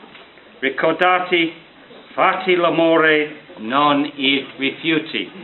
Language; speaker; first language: Italian; non-native, learner; English